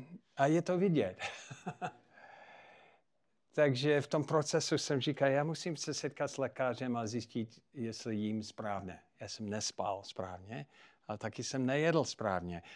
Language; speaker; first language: Czech; non-native, fluent; English